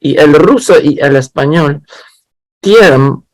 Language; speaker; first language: Spanish; non-native, learner; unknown